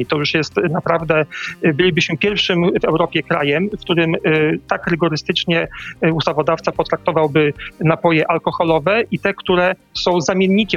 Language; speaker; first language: Polish; native; Polish